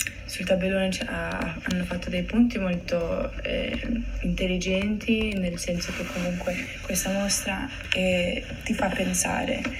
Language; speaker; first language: Italian; non-native, fluent; English